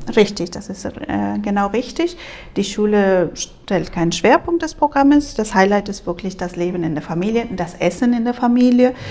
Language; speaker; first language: German; non-native, fluent; Spanish